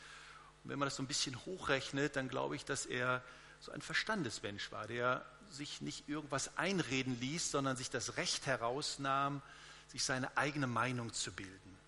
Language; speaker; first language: German; native; German